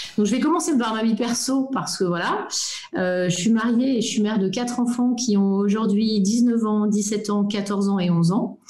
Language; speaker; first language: French; native; French